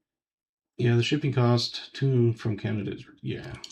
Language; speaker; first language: English; native; English